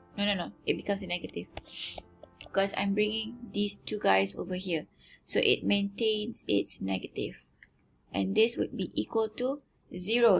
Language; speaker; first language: English; non-native, local second language; Malay